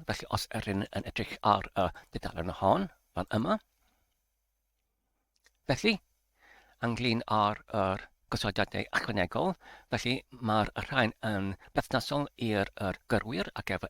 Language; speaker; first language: Welsh; non-native, learner; English